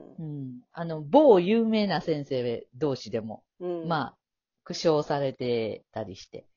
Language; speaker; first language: Japanese; native; Japanese